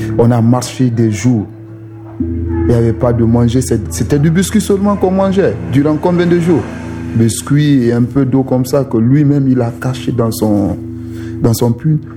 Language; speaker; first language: French; non-native, local second language; Susu